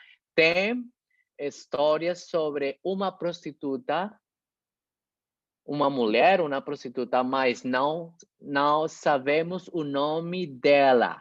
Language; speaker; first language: Portuguese; non-native, fluent; Spanish